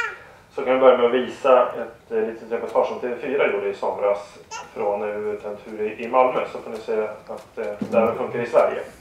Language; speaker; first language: Swedish; native; Swedish